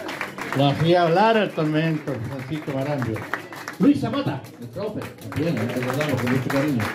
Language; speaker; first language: Spanish; native; Spanish